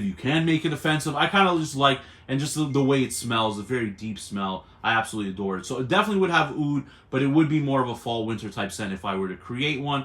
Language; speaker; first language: English; native; English